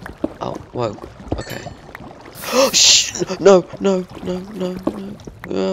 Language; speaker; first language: English; native; English